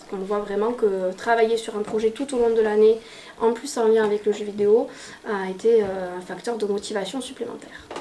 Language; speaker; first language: French; native; French